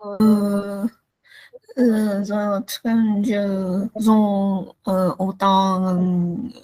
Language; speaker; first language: French; non-native, learner; Vietnamese